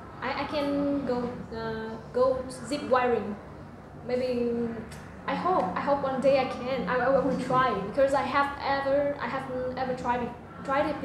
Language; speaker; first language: English; non-native, learner; Vietnamese